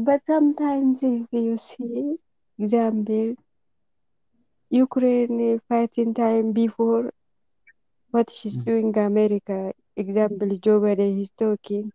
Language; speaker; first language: English; non-native, learner; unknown